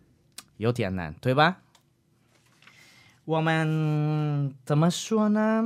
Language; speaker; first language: Chinese; non-native, learner; Spanish